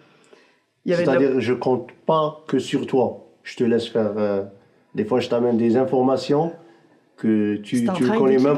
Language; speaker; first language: French; non-native, fluent; Arabic